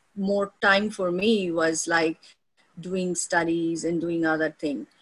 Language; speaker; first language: English; non-native, local second language; Bangla